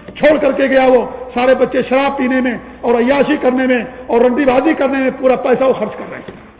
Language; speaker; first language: Urdu; native; Urdu